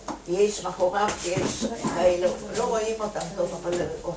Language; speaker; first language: Hebrew; non-native, fluent; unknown